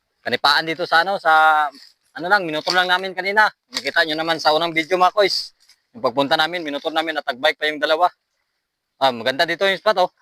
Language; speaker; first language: Filipino; native; Filipino